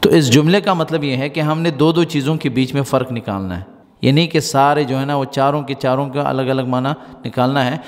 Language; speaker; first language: Urdu; non-native, local second language; Pashto